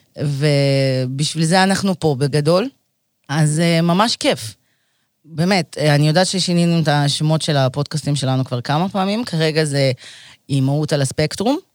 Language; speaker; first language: Hebrew; early bilingual, other home language; Russian